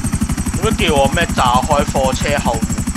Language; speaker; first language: Chinese; native; Chinese